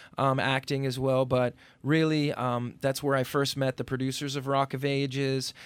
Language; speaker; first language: English; native; English